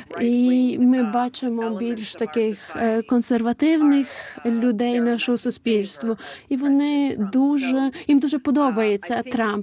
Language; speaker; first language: Ukrainian; non-native, fluent; English